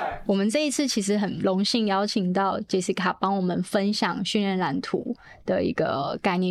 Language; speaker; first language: Chinese; native; Chinese